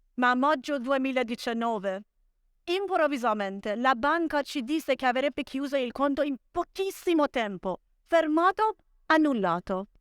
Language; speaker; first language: Italian; non-native, fluent; Persian